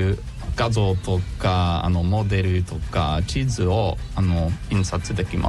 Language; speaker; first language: Japanese; non-native, learner; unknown